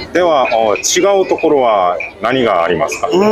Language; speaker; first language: Japanese; non-native, fluent; Korean